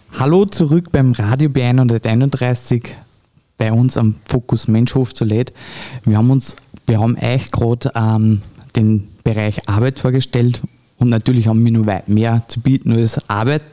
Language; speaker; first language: German; native; German